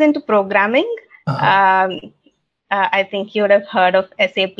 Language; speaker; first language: English; non-native, local second language; Tamil